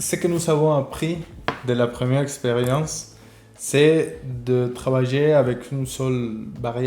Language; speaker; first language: French; non-native, fluent; Spanish